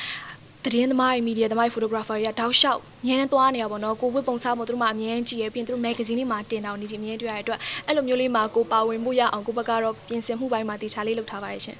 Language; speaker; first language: Burmese; native; Burmese